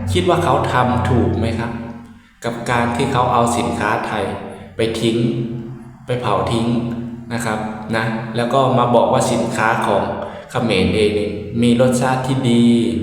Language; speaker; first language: Thai; native; Thai